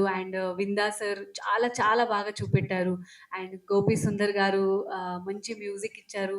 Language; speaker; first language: Telugu; non-native, local second language; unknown